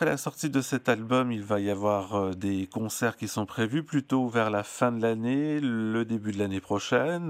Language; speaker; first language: French; native; French